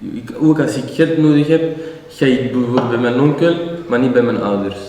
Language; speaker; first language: Dutch; non-native, local second language; French